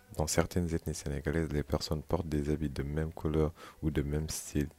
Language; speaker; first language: French; non-native, local second language; Wolof